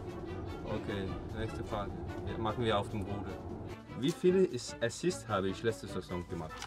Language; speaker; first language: German; non-native, learner; Danish